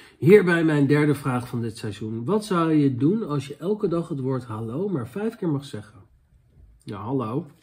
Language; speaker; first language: Dutch; native; Dutch